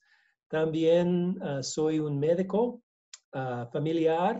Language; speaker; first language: Spanish; non-native, learner; English